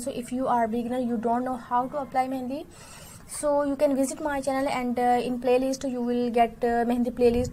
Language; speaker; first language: English; non-native, local second language; Urdu